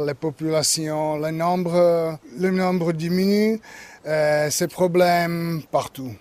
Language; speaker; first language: French; non-native, learner; Czech